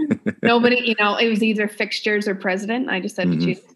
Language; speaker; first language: English; native; English